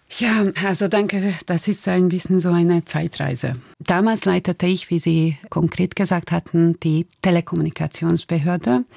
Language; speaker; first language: German; non-native, fluent; Hungarian